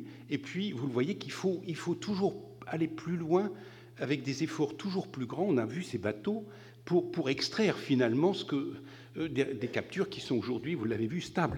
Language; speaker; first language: French; native; French